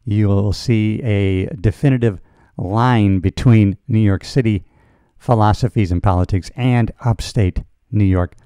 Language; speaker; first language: English; native; English